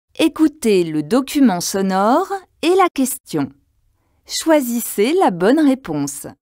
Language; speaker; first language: French; native; French